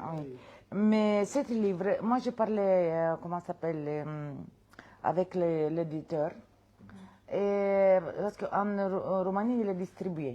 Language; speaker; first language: French; non-native, fluent; Romanian